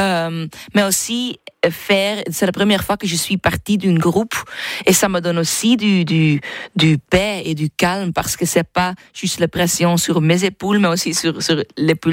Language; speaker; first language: French; non-native, local second language; Dutch